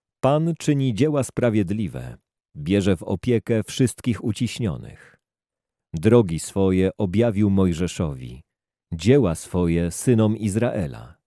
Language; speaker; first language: Polish; native; Polish